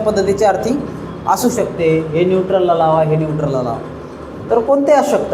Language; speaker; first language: Marathi; native; Marathi